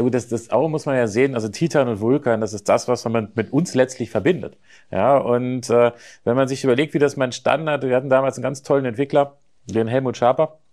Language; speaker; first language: German; native; German